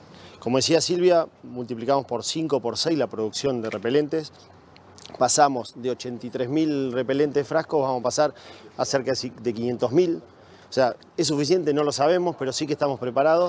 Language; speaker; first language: Spanish; native; Spanish